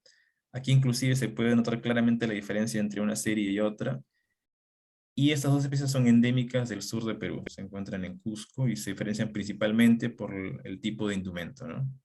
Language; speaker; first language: Spanish; native; Spanish